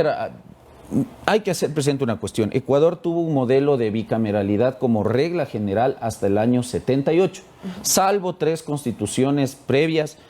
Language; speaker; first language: Spanish; native; Spanish